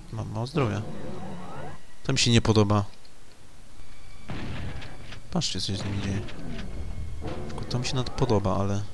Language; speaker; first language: Polish; native; Polish